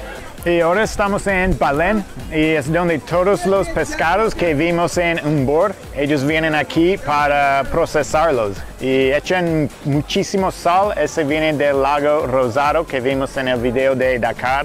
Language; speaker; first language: Spanish; non-native, fluent; English